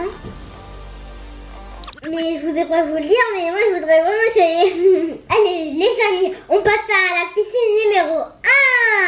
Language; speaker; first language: French; native; French